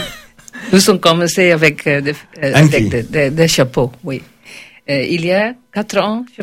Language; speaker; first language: French; non-native, learner; Dutch